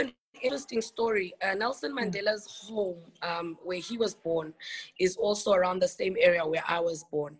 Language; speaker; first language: English; non-native, local second language; Xhosa